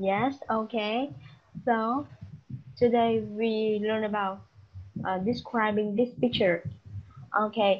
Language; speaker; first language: English; non-native, fluent; Vietnamese